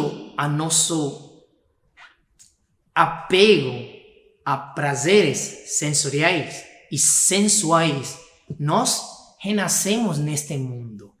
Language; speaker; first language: Portuguese; non-native, fluent; Spanish